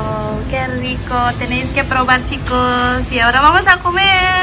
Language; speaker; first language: Spanish; non-native, learner; Indonesian